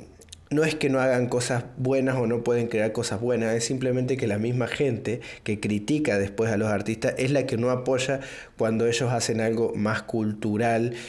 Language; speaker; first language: Spanish; native; Spanish